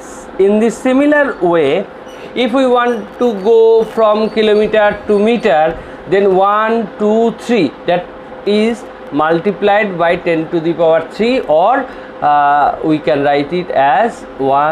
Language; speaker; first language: English; non-native, local second language; Bangla